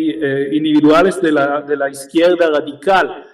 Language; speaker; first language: Spanish; non-native, fluent; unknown